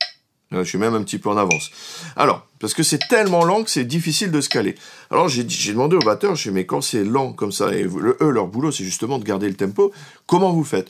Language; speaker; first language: French; native; French